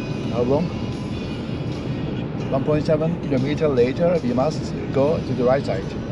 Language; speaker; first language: English; non-native, learner; Turkish